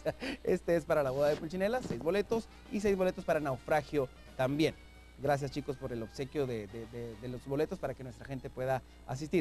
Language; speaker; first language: Spanish; native; Spanish